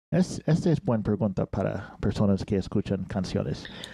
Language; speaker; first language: Spanish; non-native, fluent; English